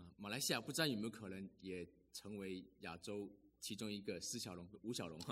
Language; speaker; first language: Chinese; native; Chinese